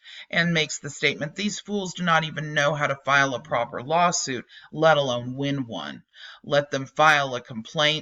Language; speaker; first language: English; native; English